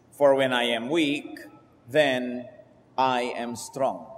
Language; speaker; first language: English; non-native, local second language; Filipino